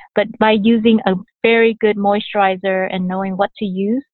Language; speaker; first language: English; early bilingual, other home language; Vietnamese